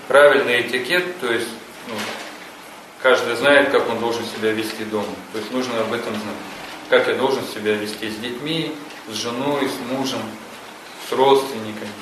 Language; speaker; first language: Russian; native; Russian